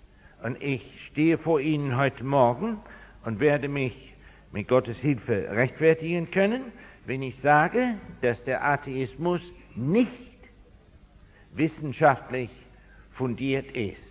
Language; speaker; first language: German; non-native, fluent; English